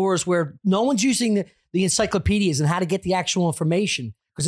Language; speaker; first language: English; native; English